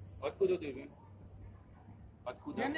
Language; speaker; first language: Russian; non-native, learner; Konkani